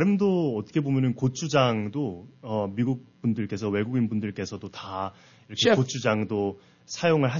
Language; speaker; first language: Korean; native; Korean